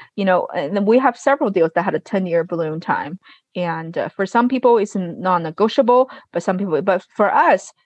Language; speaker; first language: English; non-native, fluent; Chinese